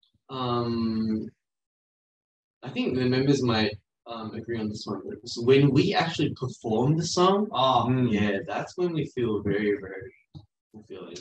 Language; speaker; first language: English; early bilingual, other home language; Korean